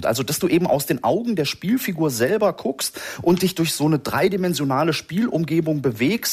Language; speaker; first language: German; native; German